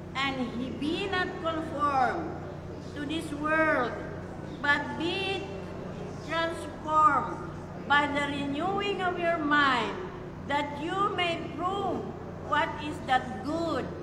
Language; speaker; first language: English; non-native, local second language; Chavacano